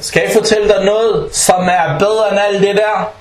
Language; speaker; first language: Danish; non-native, fluent; Arabic